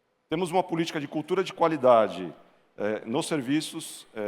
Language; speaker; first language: Portuguese; native; Portuguese